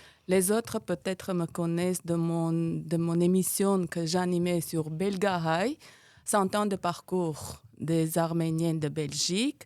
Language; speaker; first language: French; non-native, fluent; Armenian